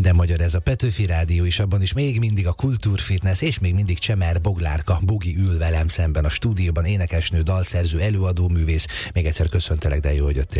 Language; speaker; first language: Hungarian; native; Hungarian